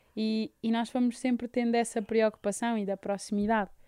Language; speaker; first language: Portuguese; native; Portuguese